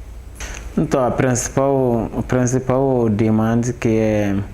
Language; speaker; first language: Portuguese; non-native, learner; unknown